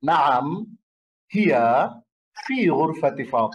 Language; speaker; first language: Arabic; non-native, fluent; Bangla